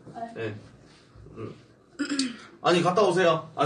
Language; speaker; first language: Korean; native; Korean